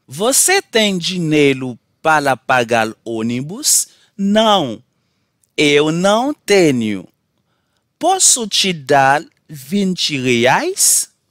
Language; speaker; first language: Portuguese; non-native, learner; Haitian Creole